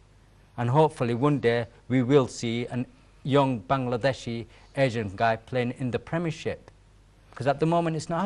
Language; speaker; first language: English; native; English